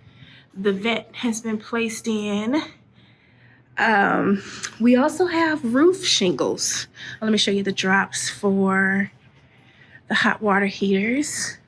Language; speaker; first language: English; native; English